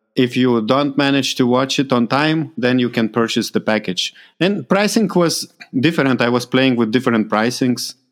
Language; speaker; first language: English; non-native, fluent; Lithuanian